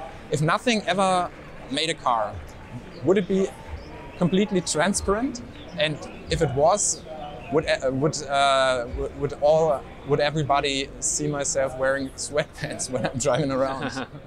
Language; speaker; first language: English; non-native, fluent; German